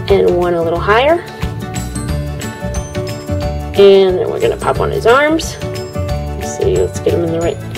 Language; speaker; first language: English; native; English